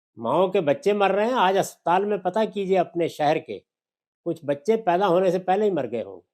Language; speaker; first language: Urdu; non-native, local second language; Punjabi